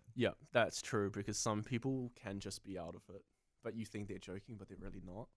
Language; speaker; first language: English; native; English